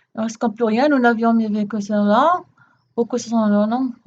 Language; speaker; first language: French; non-native, local second language; Arabic